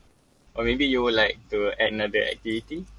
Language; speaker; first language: English; non-native, local second language; Malay